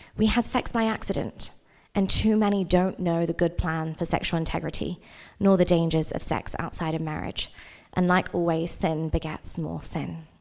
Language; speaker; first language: English; native; English